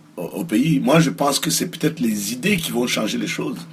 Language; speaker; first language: French; non-native, local second language; Mossi